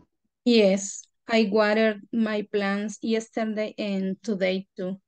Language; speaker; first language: English; non-native, learner; Spanish